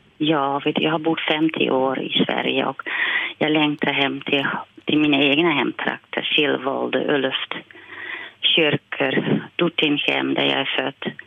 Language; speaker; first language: Swedish; non-native, fluent; Dutch